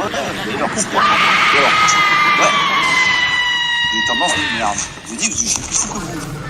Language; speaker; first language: French; native; French